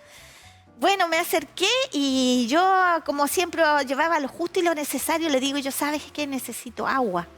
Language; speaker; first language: Spanish; native; Spanish